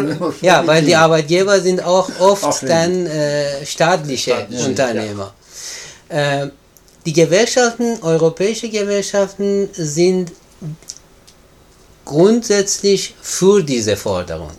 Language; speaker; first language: German; non-native, fluent; Persian